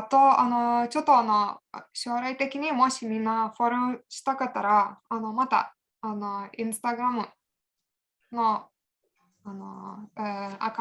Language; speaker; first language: Japanese; non-native, fluent; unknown